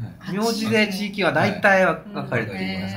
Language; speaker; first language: Japanese; native; Japanese